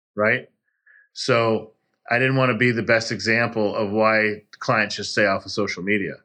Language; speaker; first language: English; native; English